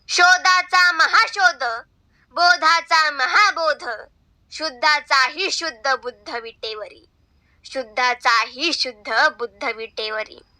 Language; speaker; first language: Hindi; non-native, local second language; Marathi